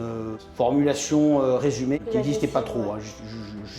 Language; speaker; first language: French; native; French